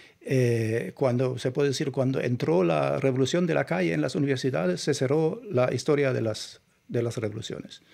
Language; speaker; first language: Spanish; non-native, fluent; German